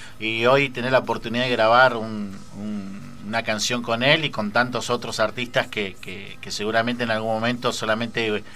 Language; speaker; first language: Spanish; native; Spanish